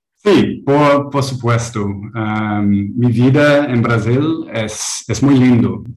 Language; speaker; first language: Spanish; non-native, learner; English